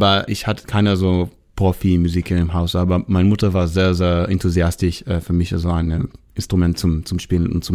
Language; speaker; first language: German; non-native, learner; Hebrew